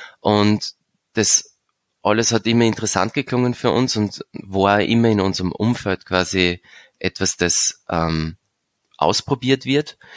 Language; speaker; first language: German; native; German